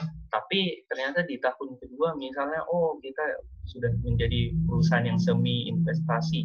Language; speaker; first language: Indonesian; native; Indonesian